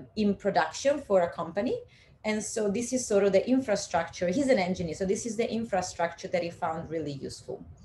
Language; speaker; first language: English; non-native, fluent; Italian